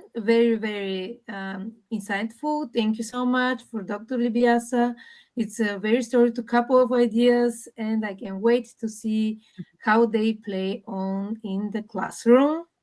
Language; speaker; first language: English; non-native, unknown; Bulgarian